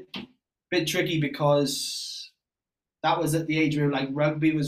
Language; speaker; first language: English; native; English